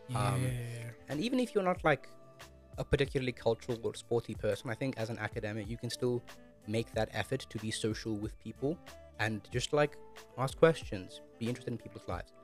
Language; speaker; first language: English; early bilingual, other home language; Amharic